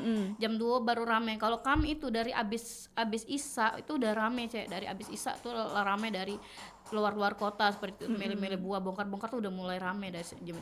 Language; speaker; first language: Indonesian; native; Indonesian